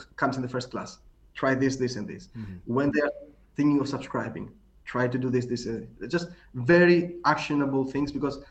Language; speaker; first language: English; non-native, fluent; Greek